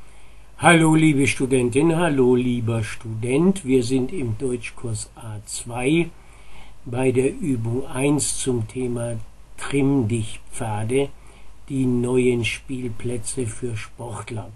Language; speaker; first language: German; native; German